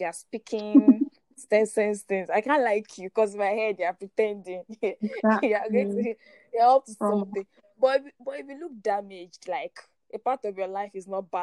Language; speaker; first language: English; non-native, local second language; Yoruba